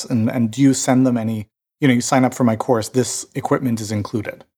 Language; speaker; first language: English; native; English